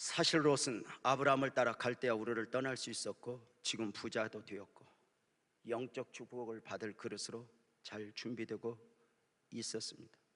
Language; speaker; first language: Korean; native; Korean